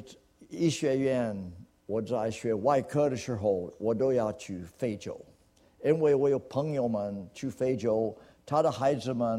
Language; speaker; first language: Chinese; non-native, fluent; English